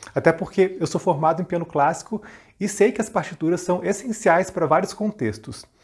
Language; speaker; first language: Portuguese; native; Portuguese